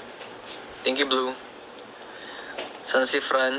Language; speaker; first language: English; non-native, local second language; Filipino